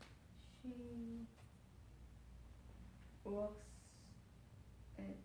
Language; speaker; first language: English; non-native, learner; Korean